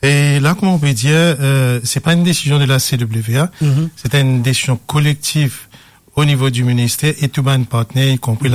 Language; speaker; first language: French; non-native, local second language; Morisyen